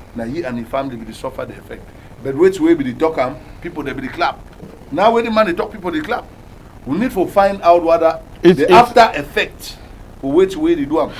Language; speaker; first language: Nigerian Pidgin; native; Nigerian Pidgin